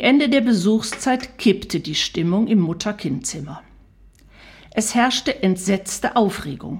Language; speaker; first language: German; native; German